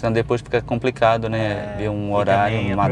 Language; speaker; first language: Portuguese; native; Portuguese